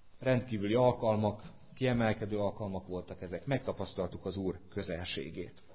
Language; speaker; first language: Hungarian; native; Hungarian